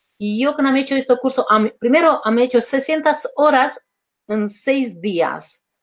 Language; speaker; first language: Spanish; non-native, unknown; Romanian